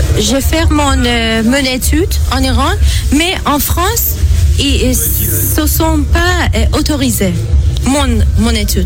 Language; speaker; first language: French; non-native, learner; Persian